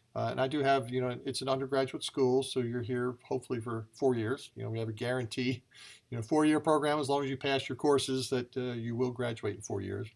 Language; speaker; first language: English; native; English